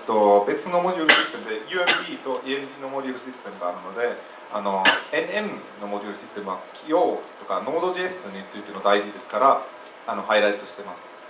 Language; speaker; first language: Japanese; non-native, fluent; English